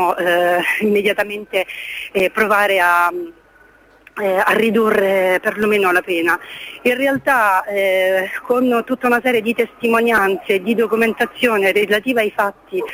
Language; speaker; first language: Italian; native; Italian